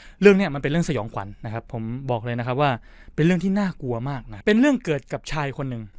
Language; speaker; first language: Thai; native; Thai